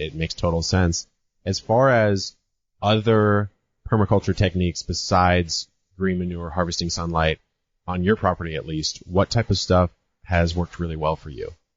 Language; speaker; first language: English; native; English